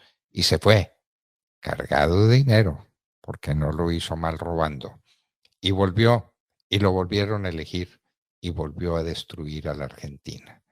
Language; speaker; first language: Spanish; native; Spanish